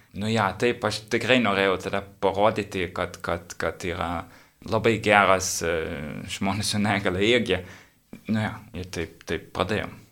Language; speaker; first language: Lithuanian; non-native, learner; English